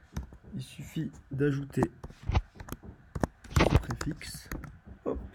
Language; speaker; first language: French; native; French